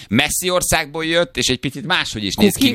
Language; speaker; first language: Hungarian; native; Hungarian